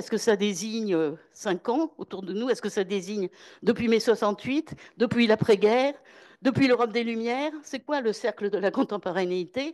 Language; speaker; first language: French; native; French